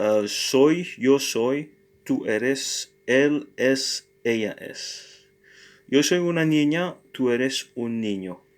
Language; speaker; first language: Spanish; non-native, learner; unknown